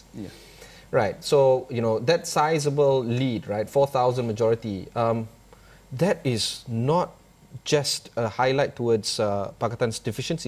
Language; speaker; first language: English; non-native, local second language; Malay